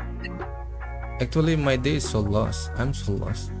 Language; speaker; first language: English; non-native, learner; Indonesian